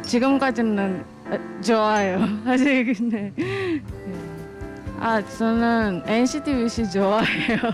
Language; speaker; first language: Korean; non-native, learner; Indonesian